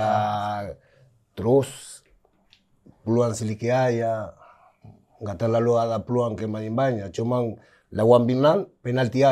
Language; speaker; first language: Indonesian; non-native, fluent; Spanish